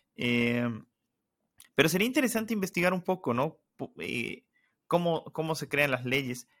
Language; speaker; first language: Spanish; native; Spanish